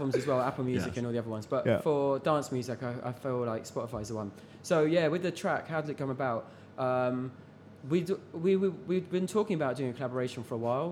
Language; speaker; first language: English; native; English